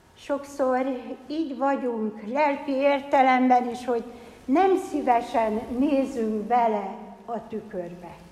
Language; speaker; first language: Hungarian; native; Hungarian